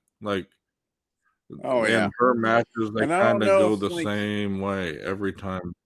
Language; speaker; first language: English; native; English